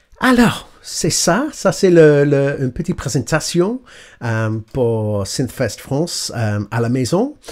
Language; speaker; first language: French; non-native, learner; English